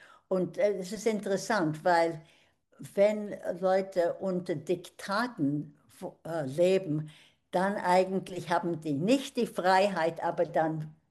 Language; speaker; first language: German; early bilingual, heritage; German